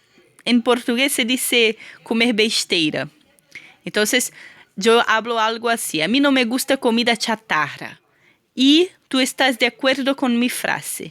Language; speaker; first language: Spanish; non-native, fluent; Portuguese